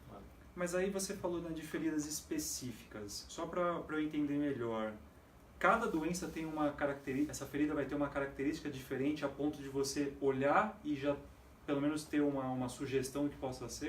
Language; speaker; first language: Portuguese; native; Portuguese